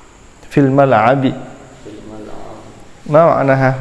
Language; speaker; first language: Arabic; non-native, fluent; Indonesian